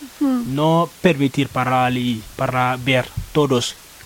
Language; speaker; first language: Spanish; non-native, learner; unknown